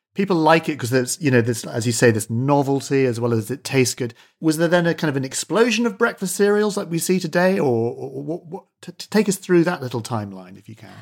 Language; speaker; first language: English; native; English